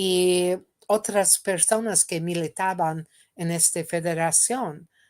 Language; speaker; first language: Spanish; non-native, fluent; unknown